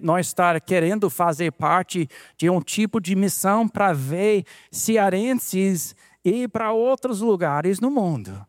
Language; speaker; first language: Portuguese; non-native, fluent; English